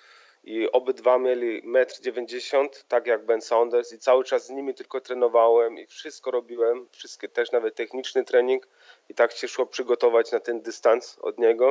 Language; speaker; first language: Polish; early bilingual, heritage; Polish